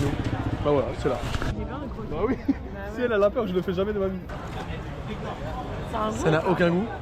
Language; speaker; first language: French; native; French